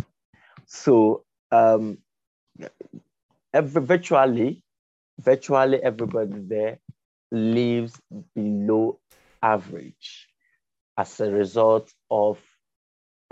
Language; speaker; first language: English; non-native, local second language; Igbo